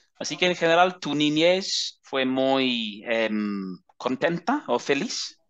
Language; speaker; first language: Spanish; non-native, fluent; English